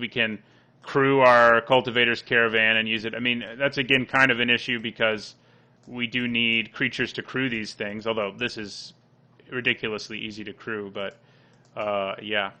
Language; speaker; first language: English; native; English